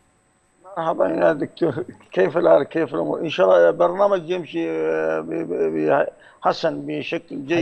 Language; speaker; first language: Arabic; non-native, fluent; Turkish